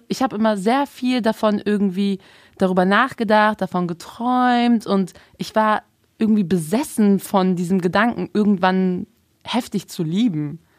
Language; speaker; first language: German; native; German